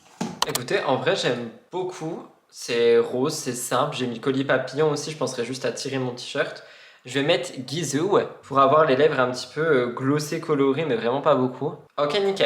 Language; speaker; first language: French; native; French